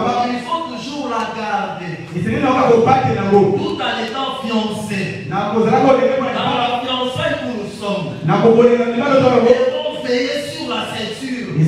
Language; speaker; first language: French; non-native, local second language; Lingala